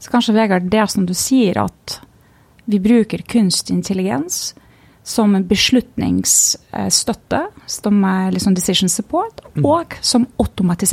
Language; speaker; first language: Norwegian; non-native, fluent; Lithuanian